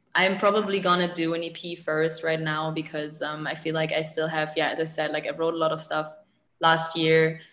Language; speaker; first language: English; non-native, fluent; German